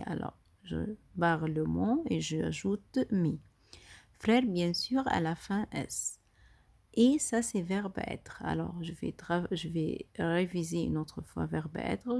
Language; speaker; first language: French; non-native, fluent; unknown